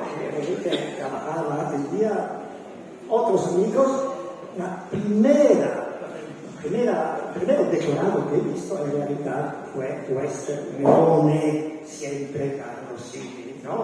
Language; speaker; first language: Spanish; non-native, learner; Italian